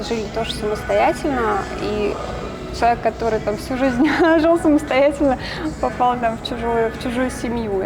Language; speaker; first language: Russian; native; Russian